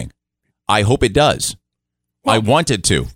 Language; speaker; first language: English; native; English